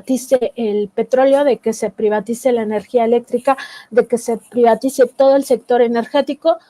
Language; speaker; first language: Spanish; native; Spanish